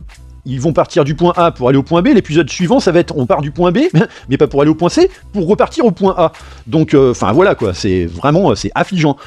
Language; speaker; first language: French; native; French